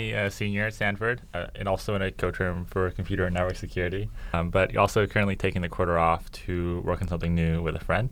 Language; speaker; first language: English; native; English